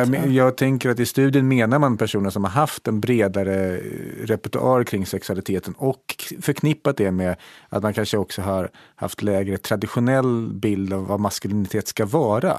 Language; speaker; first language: Swedish; native; Swedish